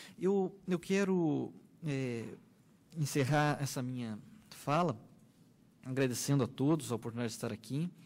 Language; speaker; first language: Portuguese; native; Portuguese